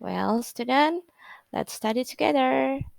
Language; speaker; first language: English; non-native, learner; Indonesian